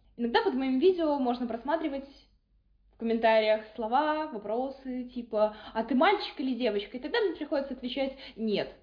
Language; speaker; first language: Russian; native; Russian